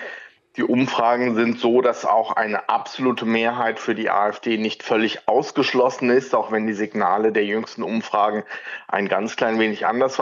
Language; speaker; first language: German; native; German